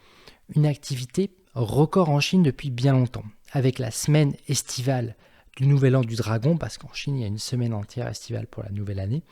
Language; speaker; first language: French; native; French